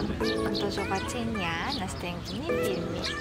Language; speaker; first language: Polish; non-native, learner; Korean